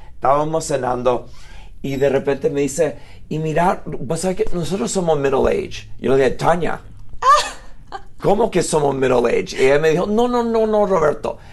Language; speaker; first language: Spanish; early bilingual, heritage; Spanish